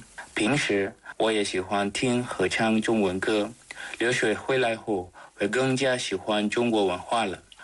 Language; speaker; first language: Chinese; non-native, fluent; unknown